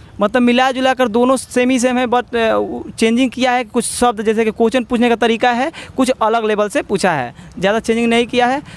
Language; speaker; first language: Hindi; native; Hindi